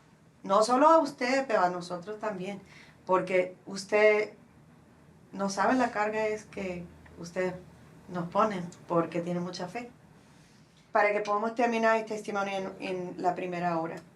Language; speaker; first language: Spanish; non-native, fluent; English